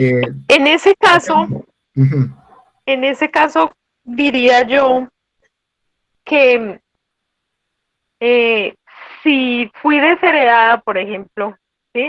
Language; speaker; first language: Spanish; native; Spanish